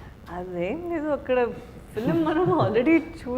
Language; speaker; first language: Telugu; non-native, fluent; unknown